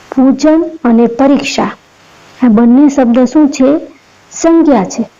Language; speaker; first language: Hindi; non-native, local second language; Gujarati